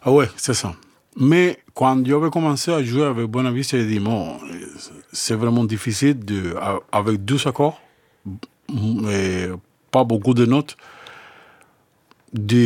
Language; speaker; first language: French; non-native, learner; Spanish